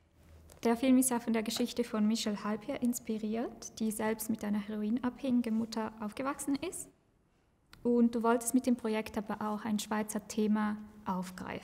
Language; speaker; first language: German; native; German